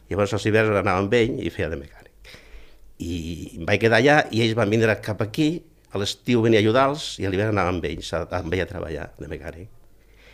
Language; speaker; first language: Catalan; early bilingual, other home language; Galician